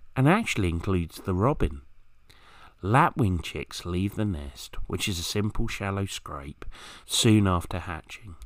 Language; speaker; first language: English; native; English